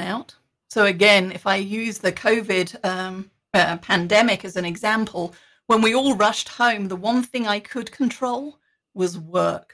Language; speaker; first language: English; native; English